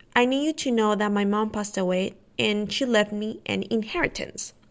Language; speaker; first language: English; non-native, fluent; Spanish